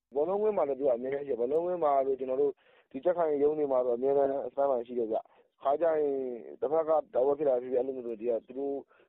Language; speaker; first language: Burmese; native; Burmese